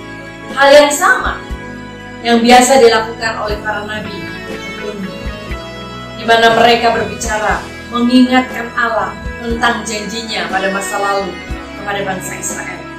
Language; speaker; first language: Indonesian; native; Indonesian